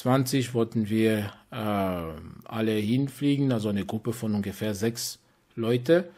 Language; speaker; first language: German; non-native, fluent; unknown